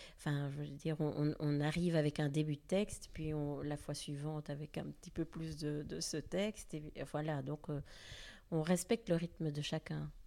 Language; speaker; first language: French; native; French